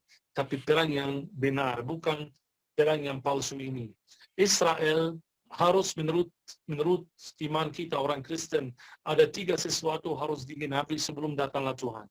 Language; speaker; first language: Indonesian; non-native, fluent; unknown